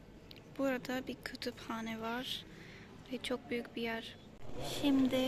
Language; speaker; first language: Turkish; non-native, learner; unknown